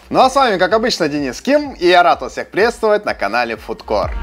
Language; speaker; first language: Russian; native; Russian